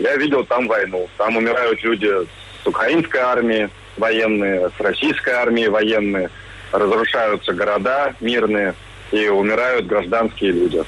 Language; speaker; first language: Russian; native; Russian